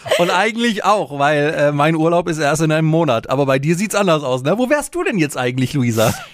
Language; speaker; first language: German; native; German